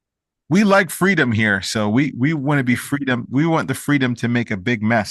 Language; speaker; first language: English; native; English